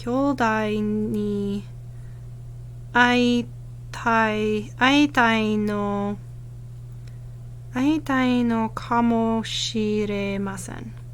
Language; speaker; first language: Japanese; non-native, learner; English